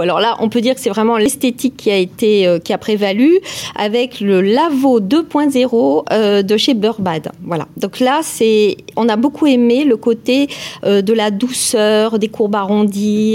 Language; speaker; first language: French; native; French